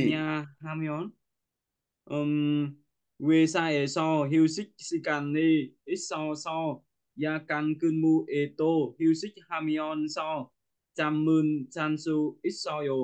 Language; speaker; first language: Korean; non-native, learner; Vietnamese